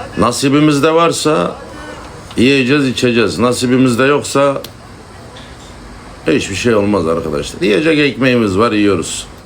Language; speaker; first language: Turkish; native; Turkish